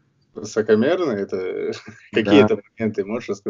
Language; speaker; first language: Russian; native; Russian